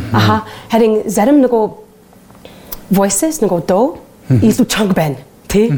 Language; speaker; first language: Mongolian; non-native, fluent; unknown